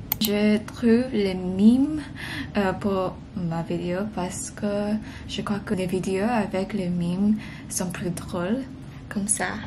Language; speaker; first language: French; non-native, learner; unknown